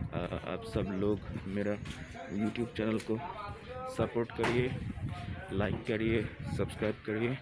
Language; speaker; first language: Hindi; non-native, learner; Bangla